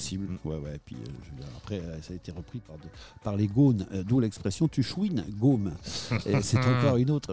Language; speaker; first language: French; native; French